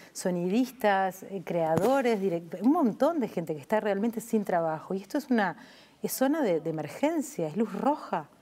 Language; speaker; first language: Spanish; native; Spanish